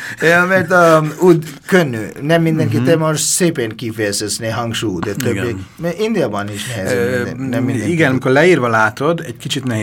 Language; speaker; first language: Hungarian; non-native, fluent; Bangla